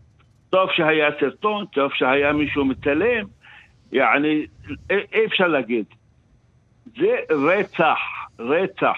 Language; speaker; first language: Hebrew; non-native, local second language; Arabic